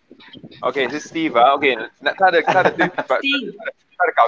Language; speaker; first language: Chinese; native; Chinese